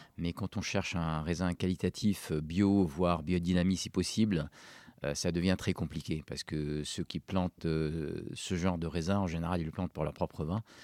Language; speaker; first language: French; non-native, local second language; Arabic